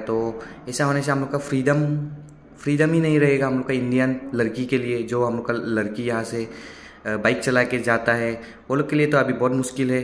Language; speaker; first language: Hindi; non-native, local second language; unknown